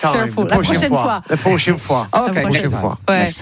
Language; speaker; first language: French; non-native, learner; English